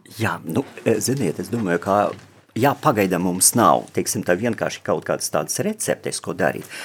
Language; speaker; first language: Latvian; non-native, local second language; Russian